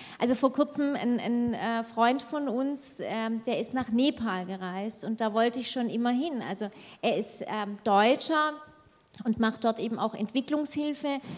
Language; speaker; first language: German; early bilingual, other home language; Turkish